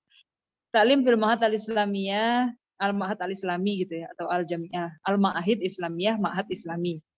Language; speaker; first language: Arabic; non-native, fluent; Indonesian